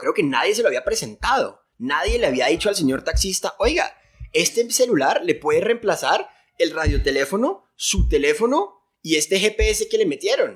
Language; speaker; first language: Spanish; native; Spanish